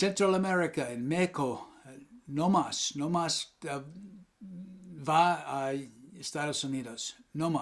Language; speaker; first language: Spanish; non-native, learner; English